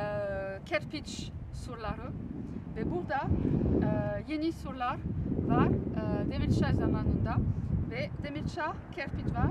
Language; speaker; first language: Turkish; non-native, learner; French